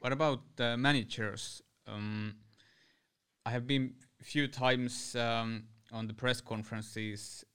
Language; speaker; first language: English; non-native, fluent; Finnish